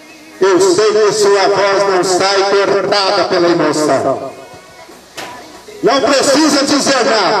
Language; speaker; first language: Portuguese; native; Portuguese